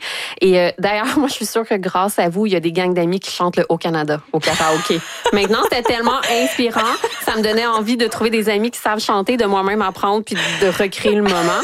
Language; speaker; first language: French; native; French